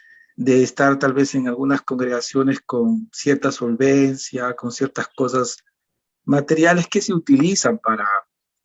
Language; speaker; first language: Spanish; native; Spanish